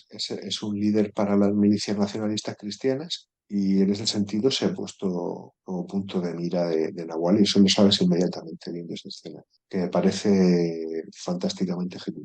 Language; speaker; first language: Spanish; native; Spanish